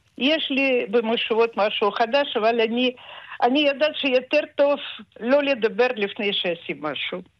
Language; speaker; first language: Hebrew; non-native, fluent; Russian